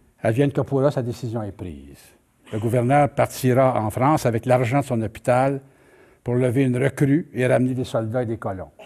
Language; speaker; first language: French; native; French